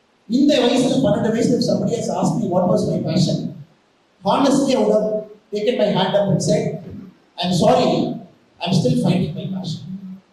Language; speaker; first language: English; non-native, local second language; Tamil